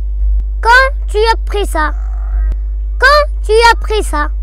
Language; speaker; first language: French; non-native, local second language; Arabic